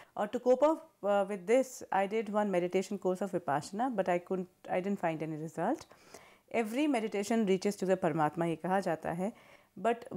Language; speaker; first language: Hindi; native; Hindi